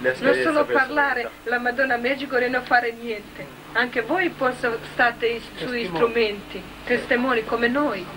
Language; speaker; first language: Italian; non-native, learner; Croatian